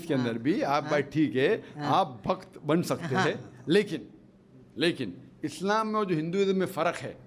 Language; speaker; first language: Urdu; non-native, fluent; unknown